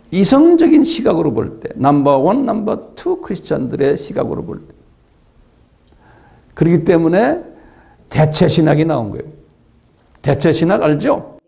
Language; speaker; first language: Korean; native; Korean